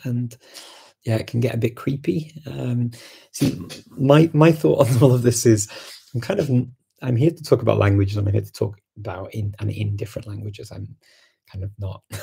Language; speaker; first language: English; native; English